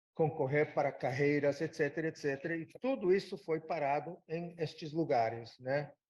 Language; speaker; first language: Portuguese; non-native, fluent; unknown